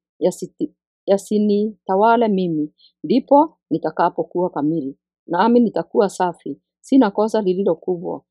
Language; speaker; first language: Swahili; non-native, local second language; Kikuyu